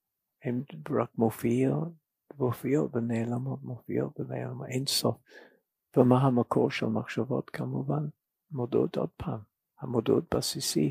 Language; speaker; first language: Hebrew; non-native, fluent; English